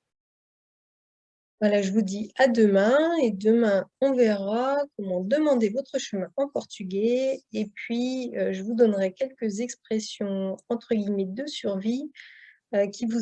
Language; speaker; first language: French; native; French